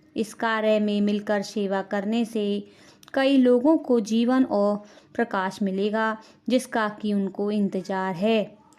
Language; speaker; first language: Hindi; native; Hindi